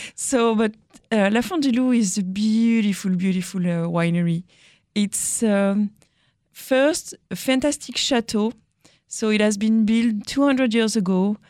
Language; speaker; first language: English; non-native, fluent; French